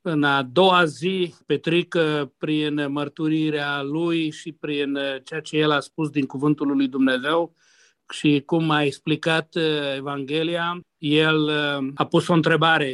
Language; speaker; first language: Romanian; non-native, local second language; Hungarian